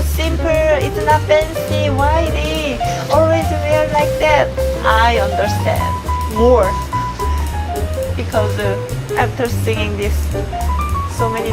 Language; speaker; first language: English; non-native, learner; Korean